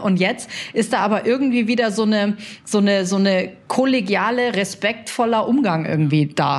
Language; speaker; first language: German; native; German